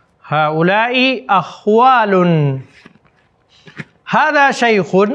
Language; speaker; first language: Arabic; non-native, fluent; Urdu